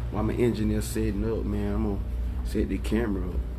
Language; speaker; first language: English; native; English